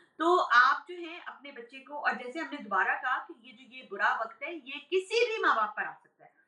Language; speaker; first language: Urdu; native; Urdu